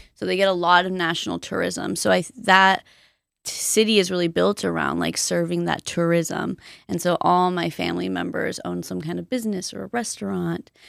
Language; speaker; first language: English; native; English